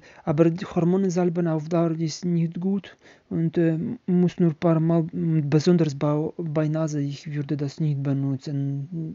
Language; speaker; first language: German; non-native, learner; Ukrainian